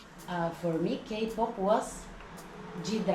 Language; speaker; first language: English; non-native, fluent; Bulgarian